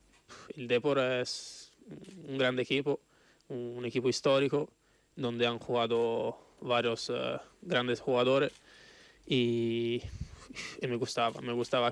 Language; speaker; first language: Spanish; non-native, fluent; Italian